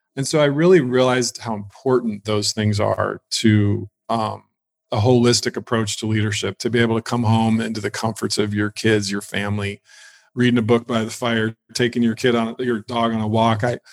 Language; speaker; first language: English; native; English